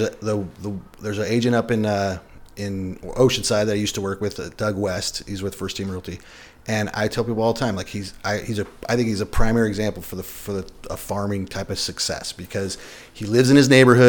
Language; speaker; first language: English; native; English